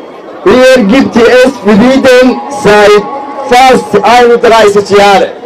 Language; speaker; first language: German; non-native, learner; Somali